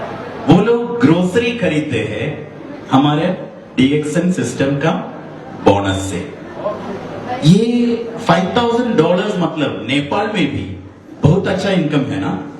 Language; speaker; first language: Hindi; non-native, learner; Nepali